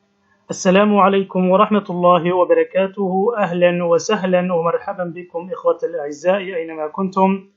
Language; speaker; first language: Arabic; non-native, fluent; Somali